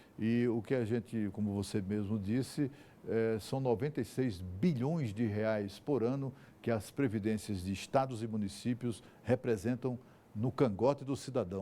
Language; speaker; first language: Portuguese; native; Portuguese